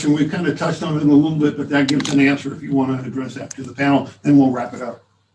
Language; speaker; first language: English; native; English